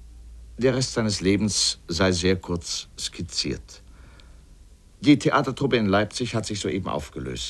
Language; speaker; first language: German; native; German